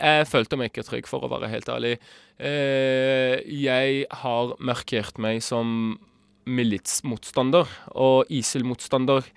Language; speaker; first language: Norwegian; early bilingual, other home language; Arabic